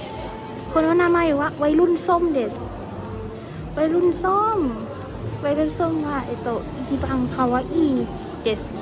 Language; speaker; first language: Japanese; non-native, learner; Thai